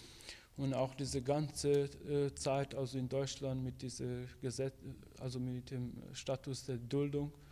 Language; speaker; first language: German; non-native, fluent; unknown